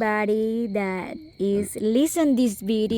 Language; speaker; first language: English; non-native, local second language; Spanish